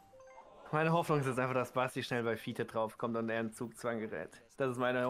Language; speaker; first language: German; native; German